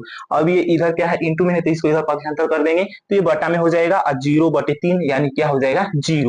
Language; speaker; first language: Hindi; native; Hindi